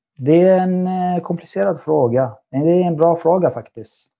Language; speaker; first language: Swedish; non-native, fluent; Arabic